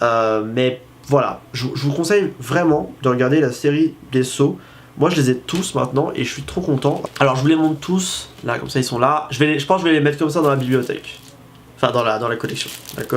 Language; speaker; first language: French; native; French